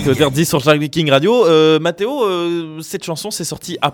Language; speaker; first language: French; native; French